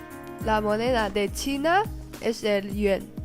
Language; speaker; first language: Catalan; non-native, learner; Chinese